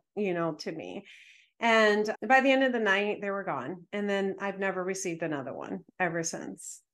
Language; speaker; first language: English; early bilingual, other home language; Spanish